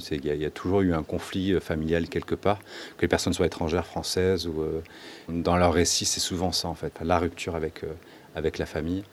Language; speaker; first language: French; native; French